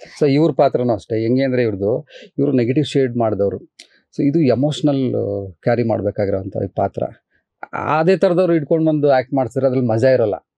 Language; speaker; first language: Kannada; native; Kannada